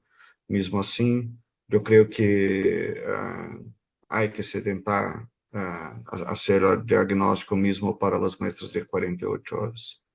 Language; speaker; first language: Spanish; non-native, fluent; Portuguese